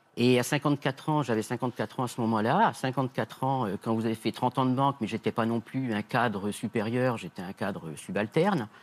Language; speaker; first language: French; native; French